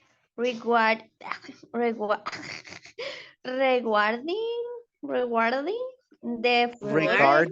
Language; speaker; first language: English; non-native, learner; Spanish